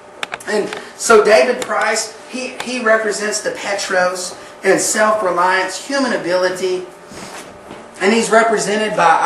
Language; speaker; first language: English; native; English